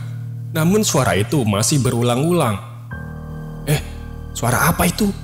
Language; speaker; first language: Indonesian; native; Indonesian